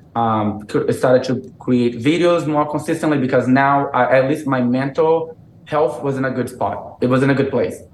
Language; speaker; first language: English; non-native, fluent; Portuguese